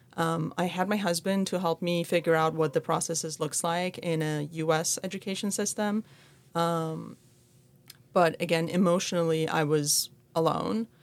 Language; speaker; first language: English; non-native, fluent; Persian